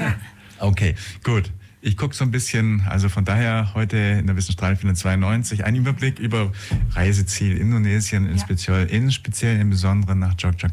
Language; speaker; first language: German; native; German